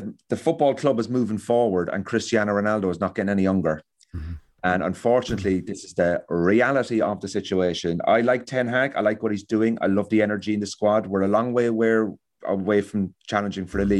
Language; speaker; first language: English; native; English